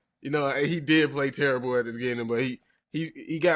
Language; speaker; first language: English; native; English